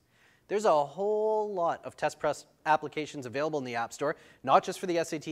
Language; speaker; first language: English; native; English